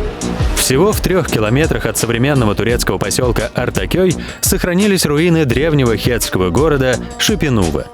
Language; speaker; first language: Russian; native; Russian